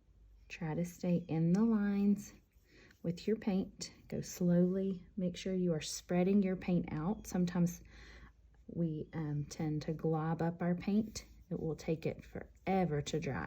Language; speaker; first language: English; native; English